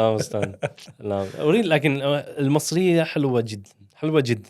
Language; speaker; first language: Arabic; non-native, learner; Swedish